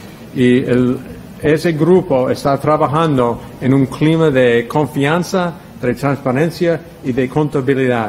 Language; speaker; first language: Spanish; non-native, fluent; English